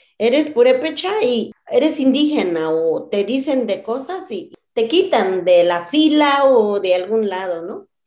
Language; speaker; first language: Spanish; non-native, local second language; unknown